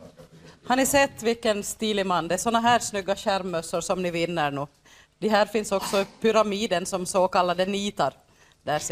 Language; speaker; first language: Swedish; native; Swedish